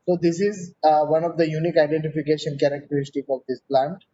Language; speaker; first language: English; non-native, local second language; Gujarati